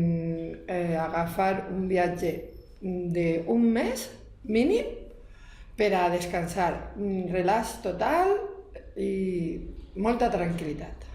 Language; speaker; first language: Catalan; non-native, local second language; Spanish